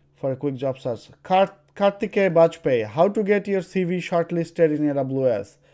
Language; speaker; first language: English; non-native, local second language; Bangla